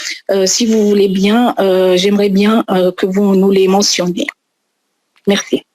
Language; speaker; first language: French; non-native, local second language; Arabic